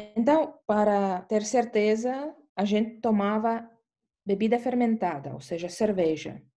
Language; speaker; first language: Portuguese; non-native, fluent; Estonian